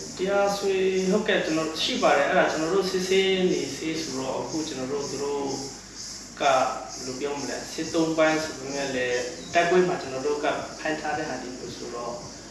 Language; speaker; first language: Burmese; non-native, local second language; Hakha Chin